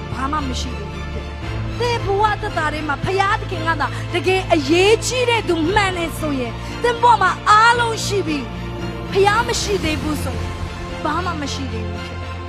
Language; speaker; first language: Burmese; non-native, local second language; Tedim Chin